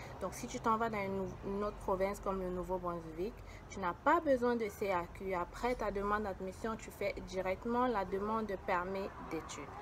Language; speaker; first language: French; native; French